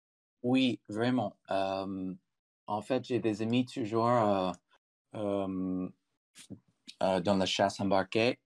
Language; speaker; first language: French; non-native, fluent; English